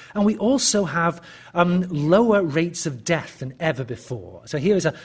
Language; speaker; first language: English; native; English